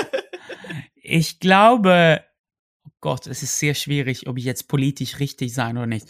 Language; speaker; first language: German; non-native, fluent; Swedish